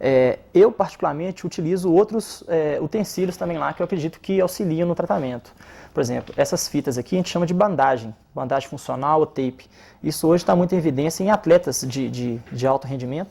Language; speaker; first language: Portuguese; native; Portuguese